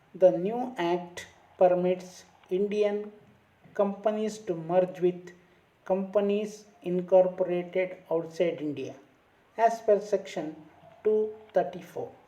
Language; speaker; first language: English; non-native, local second language; Kannada